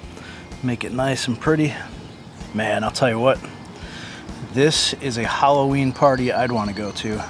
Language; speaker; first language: English; native; English